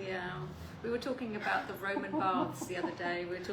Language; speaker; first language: English; native; English